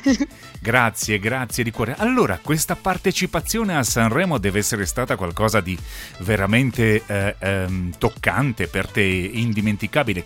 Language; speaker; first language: Italian; native; Italian